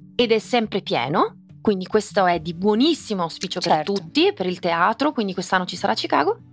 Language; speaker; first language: Italian; native; Italian